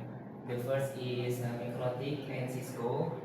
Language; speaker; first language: English; non-native, learner; Indonesian